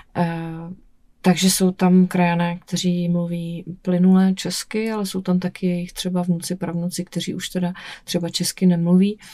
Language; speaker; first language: Czech; native; Czech